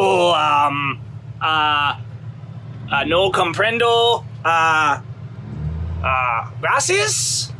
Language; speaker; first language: Spanish; non-native, learner; English